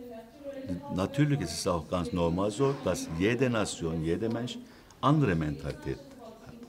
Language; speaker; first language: German; non-native, fluent; Turkish